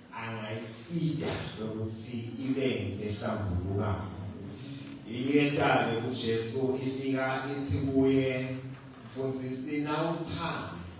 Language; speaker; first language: Zulu; non-native, local second language; Swati